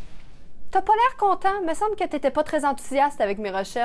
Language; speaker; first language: French; native; French